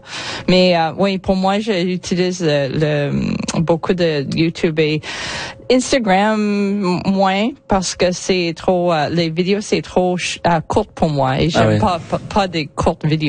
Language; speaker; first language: French; non-native, learner; English